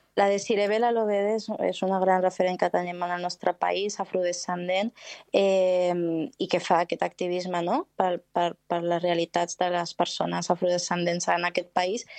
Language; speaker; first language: Catalan; early bilingual, heritage; Catalan